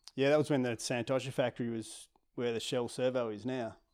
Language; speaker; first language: English; native; English